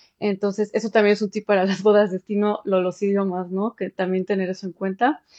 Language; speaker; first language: Spanish; early bilingual, heritage; Spanish